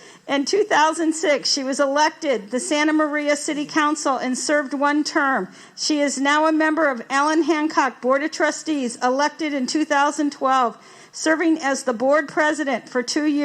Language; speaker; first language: English; native; English